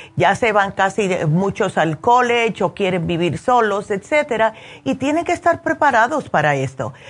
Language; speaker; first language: Spanish; early bilingual, heritage; Spanish